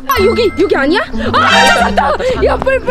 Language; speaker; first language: Korean; non-native, learner; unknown